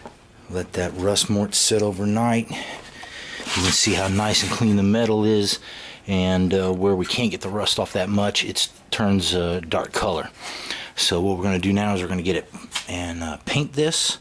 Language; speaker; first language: English; native; English